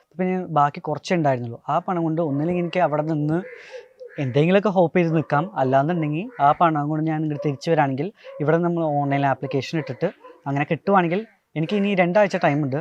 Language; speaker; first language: Malayalam; non-native, local second language; Tamil